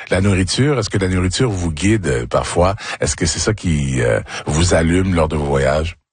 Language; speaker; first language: French; native; French